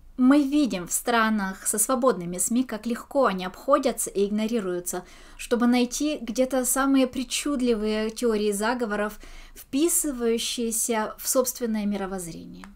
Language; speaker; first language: Russian; early bilingual, heritage; Russian